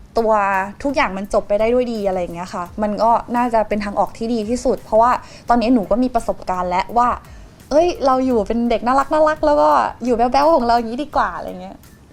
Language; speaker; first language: Thai; native; Thai